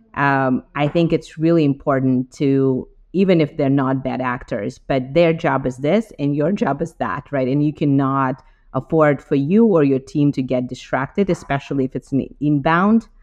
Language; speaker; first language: English; non-native, fluent; Ukrainian